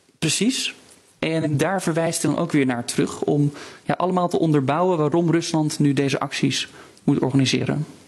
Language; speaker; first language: Dutch; native; Dutch